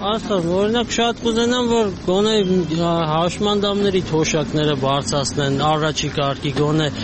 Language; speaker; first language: Armenian; native; Armenian